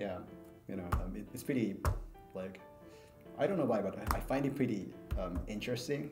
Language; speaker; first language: English; non-native, fluent; Japanese